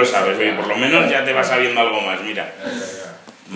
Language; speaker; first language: Spanish; native; Spanish